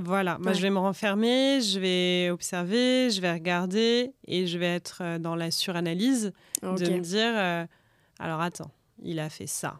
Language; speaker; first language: French; native; French